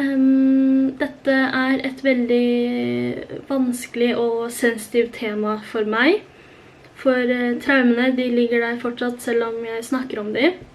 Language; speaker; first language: Norwegian; early bilingual, other home language; Korean